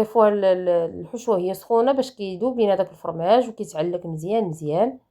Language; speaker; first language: Arabic; native; Arabic